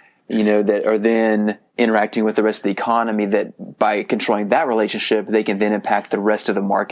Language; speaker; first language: English; native; English